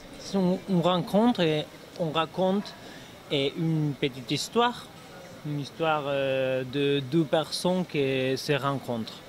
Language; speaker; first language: French; non-native, learner; Spanish